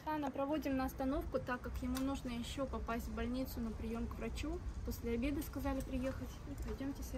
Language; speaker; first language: Russian; native; Russian